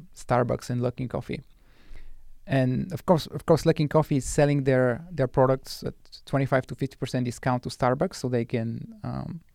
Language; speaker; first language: English; non-native, fluent; Bulgarian